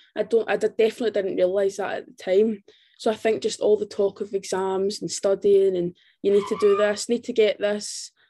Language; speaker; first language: English; native; English